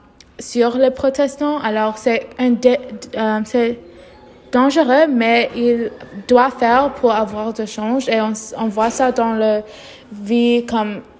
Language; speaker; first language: French; non-native, learner; English